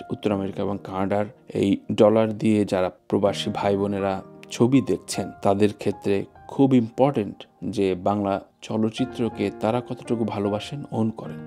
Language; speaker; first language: Bangla; native; Bangla